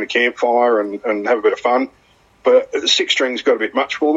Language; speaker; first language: English; native; English